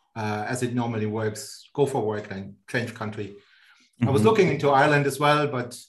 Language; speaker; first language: English; non-native, fluent; German